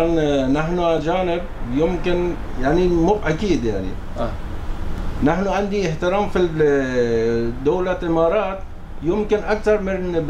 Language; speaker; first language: Arabic; non-native, learner; Persian